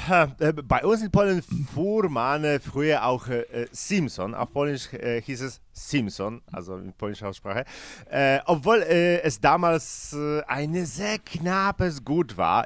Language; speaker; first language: German; non-native, fluent; Polish